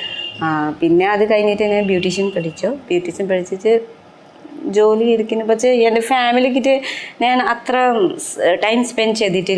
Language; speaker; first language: Malayalam; non-native, learner; Nepali